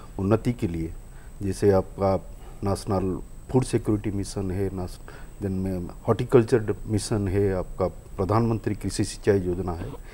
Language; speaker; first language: Hindi; non-native, local second language; Odia